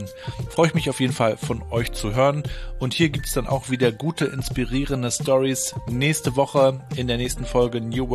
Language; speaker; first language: German; native; German